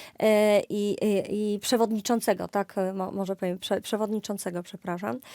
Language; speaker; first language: Polish; native; Polish